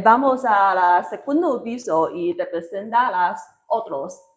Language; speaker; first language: Spanish; non-native, learner; Chinese